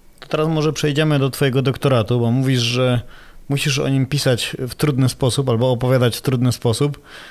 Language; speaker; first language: Polish; native; Polish